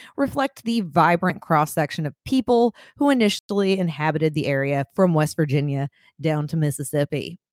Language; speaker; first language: English; native; English